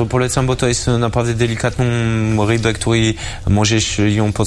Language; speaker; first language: Polish; early bilingual, heritage; French